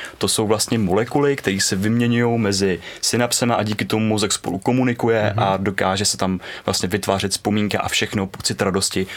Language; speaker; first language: Czech; native; Czech